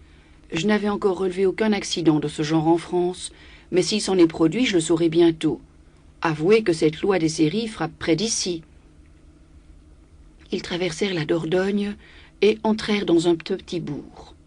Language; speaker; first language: French; native; French